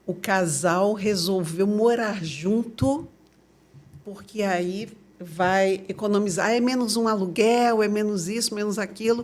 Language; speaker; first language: Portuguese; native; Portuguese